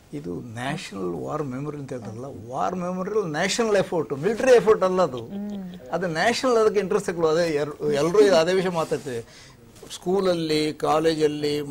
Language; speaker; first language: Kannada; non-native, local second language; Kodava